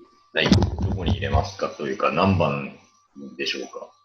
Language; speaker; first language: Japanese; native; Japanese